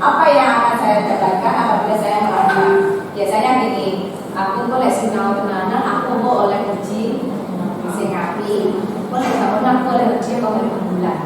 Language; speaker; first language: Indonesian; non-native, local second language; Javanese